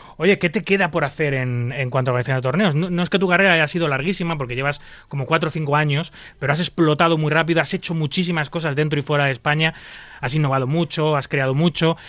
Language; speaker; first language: Spanish; native; Spanish